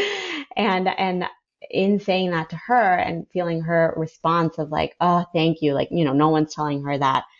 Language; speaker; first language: English; early bilingual, other home language; Spanish